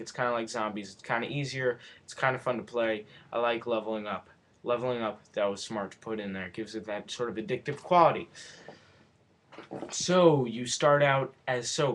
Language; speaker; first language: English; native; English